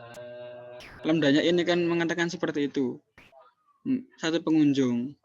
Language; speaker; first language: Indonesian; native; Indonesian